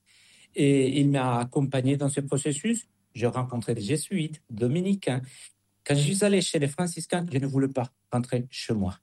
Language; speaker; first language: French; non-native, fluent; Spanish